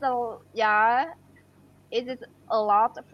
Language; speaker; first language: English; non-native, learner; Vietnamese